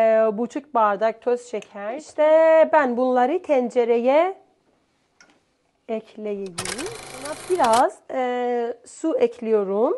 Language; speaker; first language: Turkish; non-native, fluent; Persian